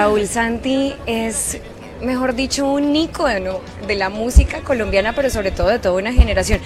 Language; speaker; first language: Spanish; native; Spanish